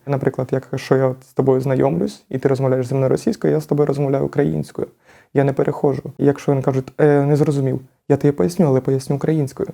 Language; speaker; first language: Ukrainian; non-native, local second language; Russian